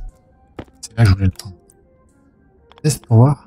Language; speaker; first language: French; native; French